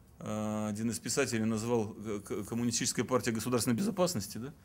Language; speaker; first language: Russian; native; Russian